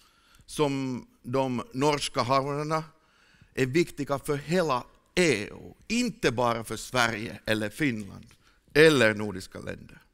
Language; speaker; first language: Swedish; non-native, fluent; Finnish